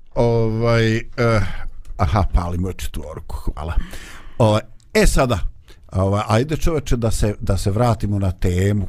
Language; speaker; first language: Bosnian; native; Bosnian